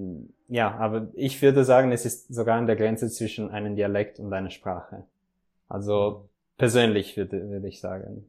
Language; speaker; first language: German; non-native, fluent; Italian